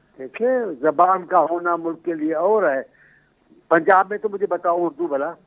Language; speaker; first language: Urdu; non-native, local second language; Sindhi